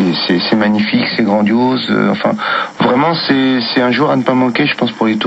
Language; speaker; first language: French; native; French